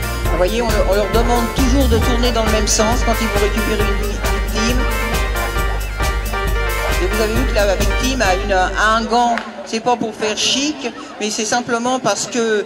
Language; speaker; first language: French; native; French